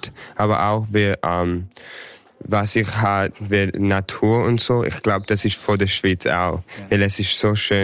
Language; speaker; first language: German; early bilingual, heritage; English